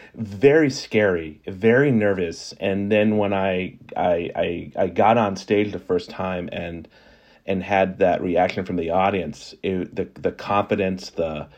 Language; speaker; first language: English; native; English